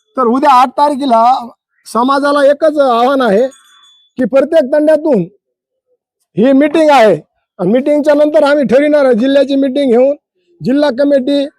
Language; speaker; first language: Marathi; non-native, local second language; Lambadi